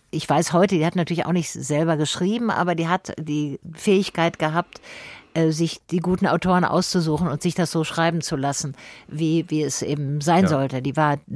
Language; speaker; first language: German; native; German